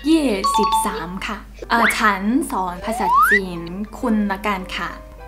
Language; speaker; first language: Thai; native; Thai